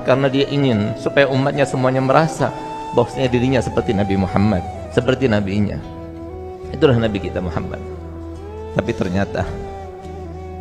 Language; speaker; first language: Indonesian; native; Indonesian